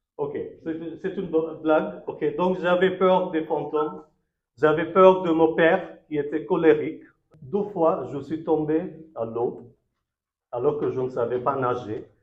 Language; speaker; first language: French; non-native, fluent; Bangla